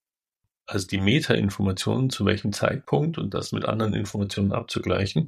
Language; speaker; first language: German; native; German